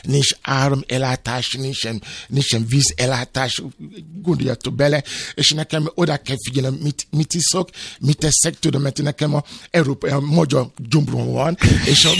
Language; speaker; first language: Hungarian; non-native, fluent; Yoruba